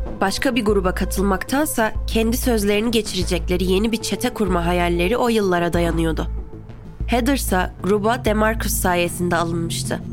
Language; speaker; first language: Turkish; native; Turkish